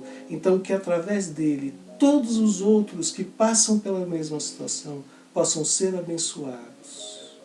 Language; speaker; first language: Portuguese; native; Portuguese